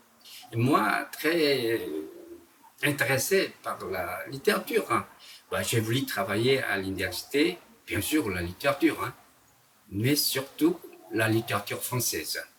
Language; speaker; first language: French; non-native, fluent; Korean